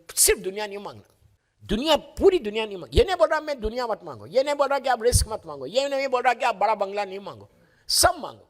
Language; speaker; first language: Urdu; native; Urdu